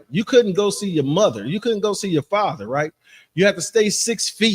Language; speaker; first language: English; native; English